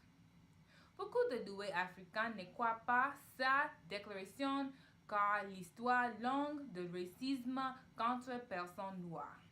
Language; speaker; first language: French; non-native, learner; English